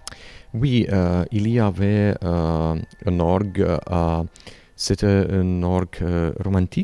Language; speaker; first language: French; non-native, learner; Slovak